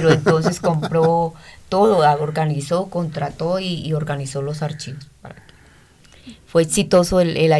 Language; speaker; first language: Spanish; native; Spanish